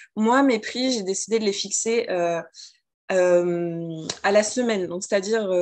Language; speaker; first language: French; native; French